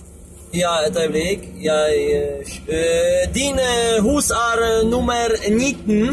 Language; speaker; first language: Swedish; non-native, learner; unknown